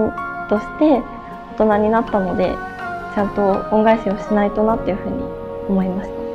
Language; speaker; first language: Japanese; native; Japanese